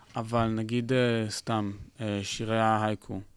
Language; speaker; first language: Hebrew; native; Hebrew